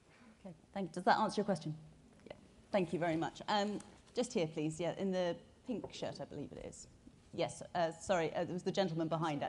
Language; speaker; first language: English; native; English